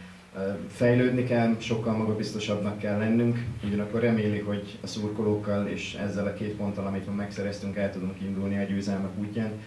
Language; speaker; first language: Hungarian; native; Hungarian